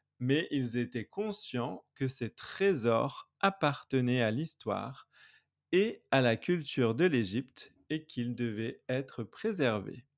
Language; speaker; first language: French; native; French